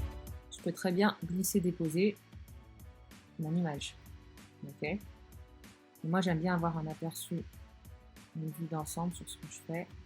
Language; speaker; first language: French; native; French